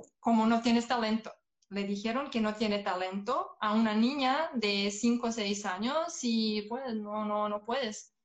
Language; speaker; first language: Spanish; non-native, fluent; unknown